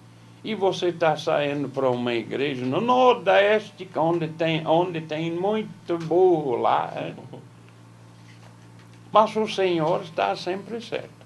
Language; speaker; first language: Portuguese; non-native, fluent; English